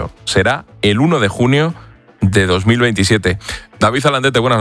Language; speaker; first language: Spanish; native; Spanish